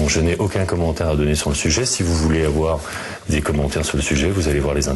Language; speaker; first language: French; native; French